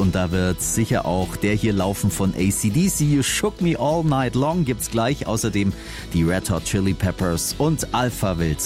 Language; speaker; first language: German; native; German